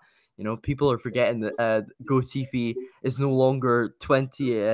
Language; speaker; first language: English; native; English